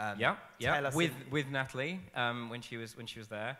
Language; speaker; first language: English; native; English